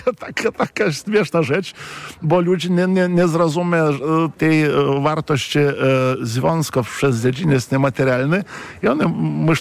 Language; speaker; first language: Polish; non-native, fluent; Lithuanian